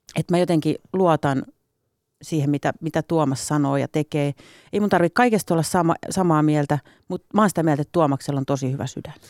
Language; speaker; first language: Finnish; native; Finnish